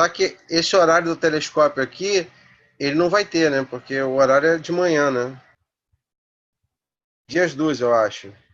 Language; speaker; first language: Portuguese; native; Portuguese